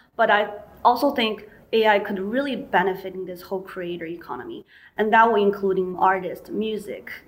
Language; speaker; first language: English; non-native, fluent; Chinese